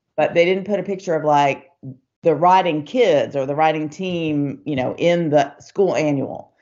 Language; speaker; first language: English; native; English